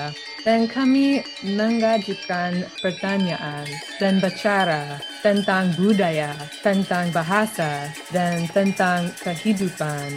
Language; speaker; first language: Indonesian; non-native, fluent; English